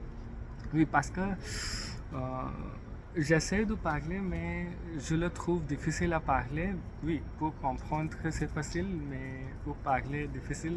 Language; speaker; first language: French; non-native, learner; English